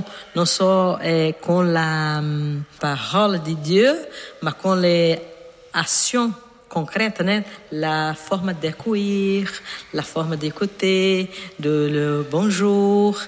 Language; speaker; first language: French; non-native, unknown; Portuguese